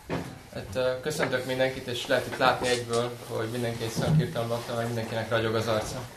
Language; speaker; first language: Hungarian; native; Hungarian